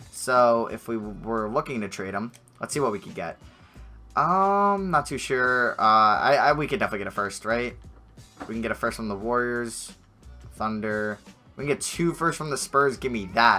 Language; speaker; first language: English; native; English